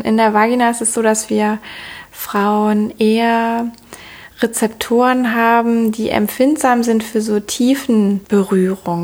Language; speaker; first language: German; native; German